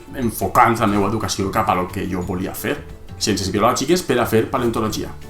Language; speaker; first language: Catalan; native; Catalan